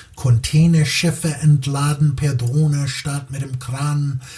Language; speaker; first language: German; non-native, fluent; English